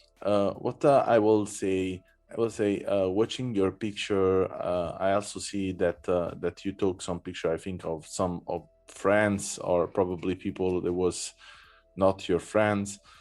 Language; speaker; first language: English; non-native, fluent; Italian